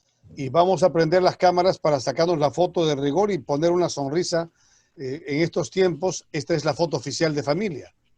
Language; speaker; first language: Spanish; native; Spanish